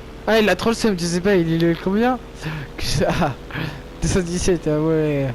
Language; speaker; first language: French; native; French